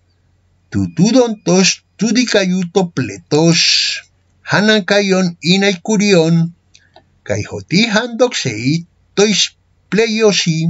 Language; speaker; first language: Greek; non-native, fluent; Spanish